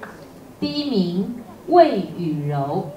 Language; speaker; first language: Chinese; native; Chinese